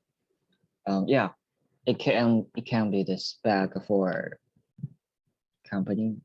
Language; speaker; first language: English; non-native, learner; Korean